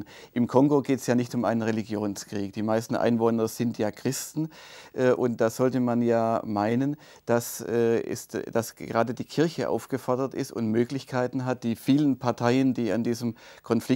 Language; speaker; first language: German; native; German